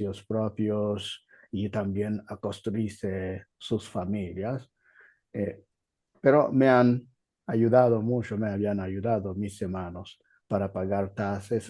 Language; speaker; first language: Spanish; non-native, learner; Igbo